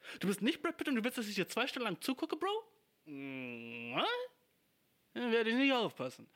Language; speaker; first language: German; native; German